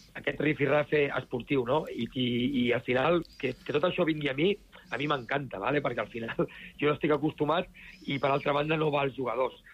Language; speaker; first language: Catalan; native; Catalan